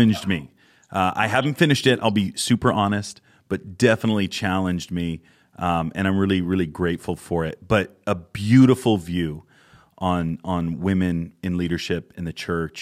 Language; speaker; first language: English; native; English